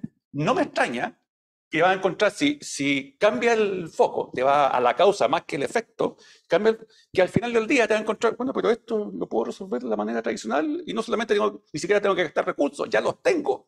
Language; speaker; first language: Spanish; native; Spanish